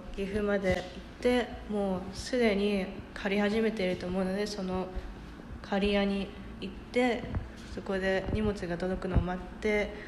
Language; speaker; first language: Japanese; early bilingual, heritage; Japanese